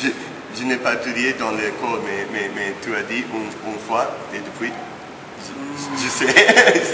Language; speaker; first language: French; non-native, learner; English